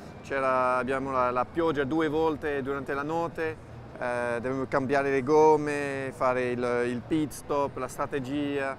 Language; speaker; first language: Italian; non-native, fluent; French